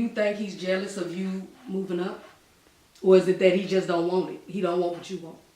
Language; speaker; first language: English; native; English